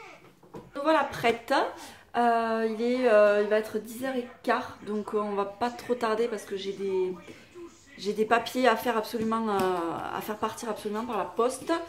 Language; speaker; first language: French; native; French